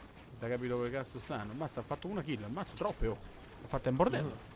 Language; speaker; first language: Italian; native; Italian